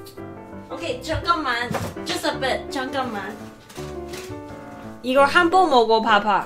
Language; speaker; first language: Korean; non-native, learner; Cantonese